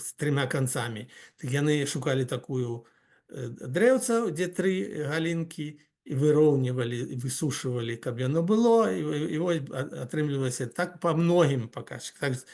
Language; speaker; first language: Belarusian; non-native, local second language; Russian